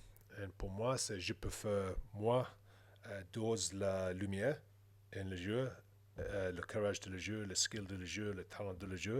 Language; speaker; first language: French; non-native, learner; English